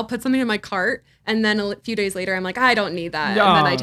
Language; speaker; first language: English; native; English